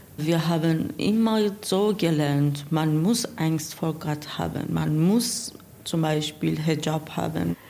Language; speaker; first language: German; non-native, learner; Persian